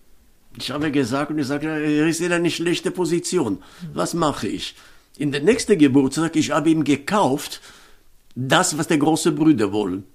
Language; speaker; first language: German; non-native, fluent; Hebrew